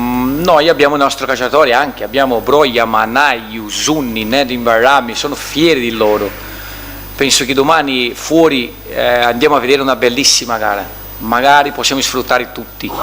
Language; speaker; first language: Italian; non-native, fluent; Portuguese